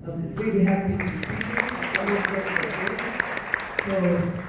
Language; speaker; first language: English; non-native, local second language; Amharic